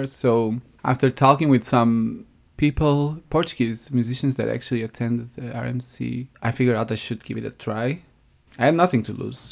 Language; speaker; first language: English; non-native, fluent; Portuguese